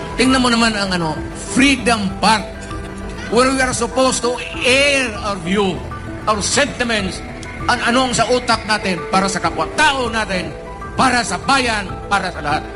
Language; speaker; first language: Filipino; non-native, local second language; Cebuano